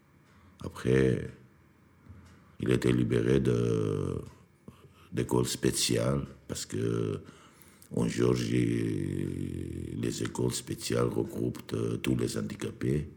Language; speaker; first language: French; non-native, learner; Georgian